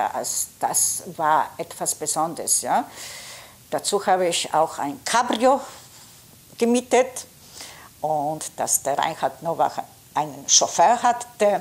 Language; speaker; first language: German; non-native, fluent; Polish